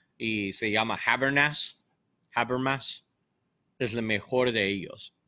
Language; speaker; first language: Spanish; non-native, learner; English